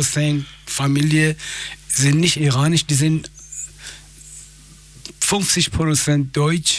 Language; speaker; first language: German; non-native, fluent; Persian